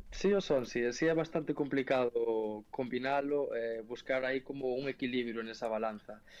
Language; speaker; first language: Galician; native; Galician